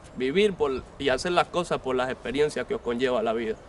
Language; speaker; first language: Spanish; native; Spanish